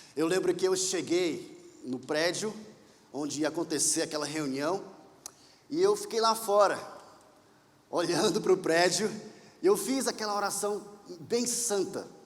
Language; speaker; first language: Portuguese; native; Portuguese